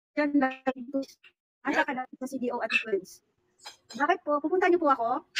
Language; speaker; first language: Filipino; non-native, local second language; Cebuano